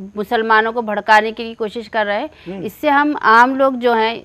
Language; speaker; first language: Hindi; native; Hindi